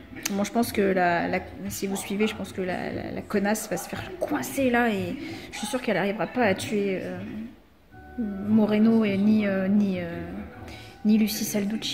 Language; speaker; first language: French; native; French